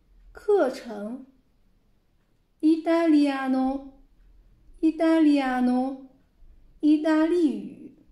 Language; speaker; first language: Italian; non-native, fluent; Chinese